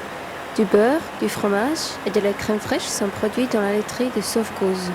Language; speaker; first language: French; native; French